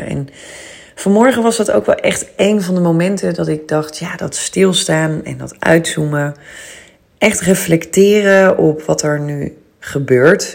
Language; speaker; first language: Dutch; native; Dutch